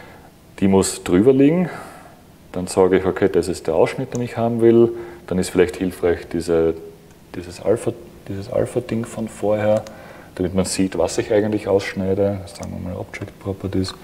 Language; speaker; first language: German; native; German